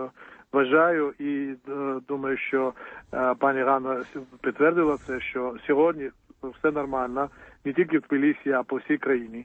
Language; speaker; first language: Ukrainian; non-native, fluent; Georgian